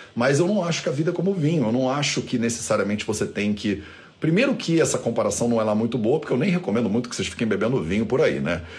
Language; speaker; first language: Portuguese; native; Portuguese